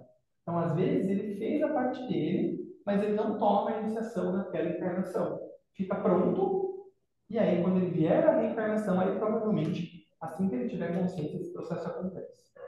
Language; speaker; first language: Portuguese; native; Portuguese